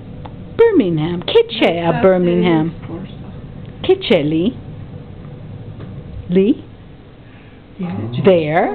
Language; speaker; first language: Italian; non-native, fluent; English